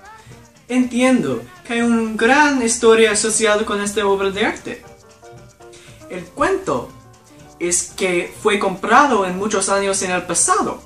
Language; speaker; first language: Spanish; non-native, learner; English